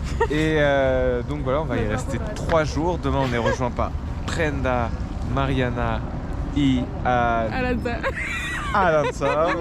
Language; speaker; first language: French; native; French